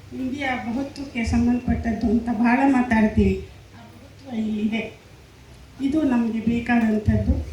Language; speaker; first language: Kannada; native; Kannada